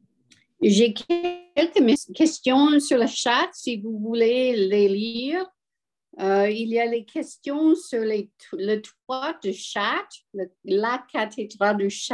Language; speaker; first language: French; non-native, learner; English